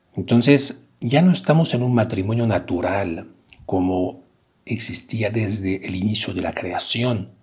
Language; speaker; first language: Spanish; non-native, fluent; French